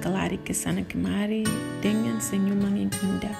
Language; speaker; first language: Indonesian; non-native, local second language; Tetum